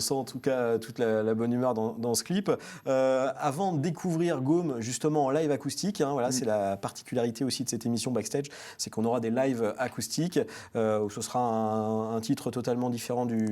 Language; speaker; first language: French; native; French